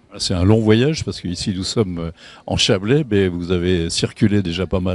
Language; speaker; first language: French; native; French